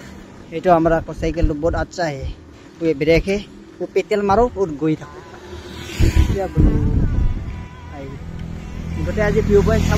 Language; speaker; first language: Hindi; non-native, local second language; Assamese